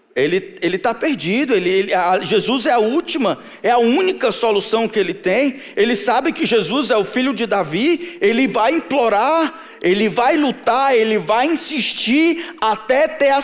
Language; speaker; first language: Portuguese; native; Portuguese